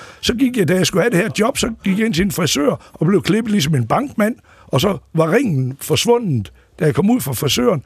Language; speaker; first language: Danish; native; Danish